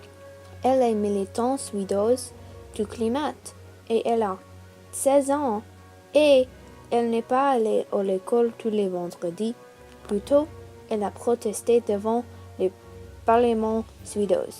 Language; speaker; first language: French; non-native, learner; English